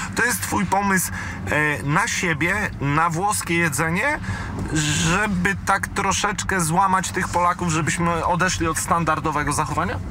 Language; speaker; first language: Polish; native; Polish